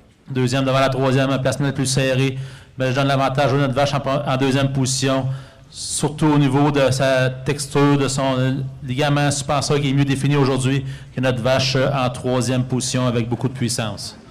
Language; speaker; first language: French; native; French